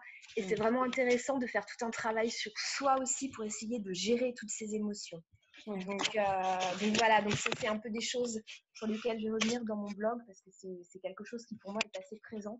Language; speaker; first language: French; native; French